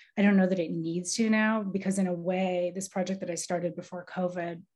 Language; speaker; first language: English; native; English